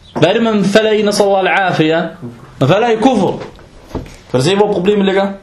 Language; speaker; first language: Danish; non-native, fluent; Arabic